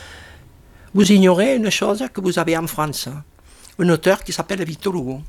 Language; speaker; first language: French; non-native, fluent; Spanish